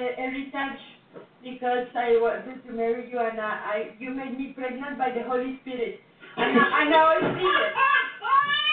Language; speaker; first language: English; non-native, fluent; Spanish